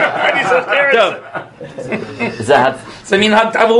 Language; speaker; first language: Hebrew; non-native, fluent; English